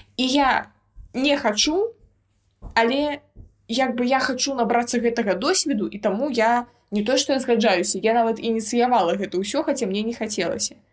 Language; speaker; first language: Belarusian; non-native, local second language; Russian